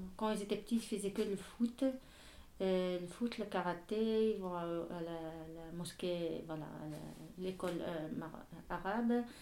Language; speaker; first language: French; non-native, learner; Arabic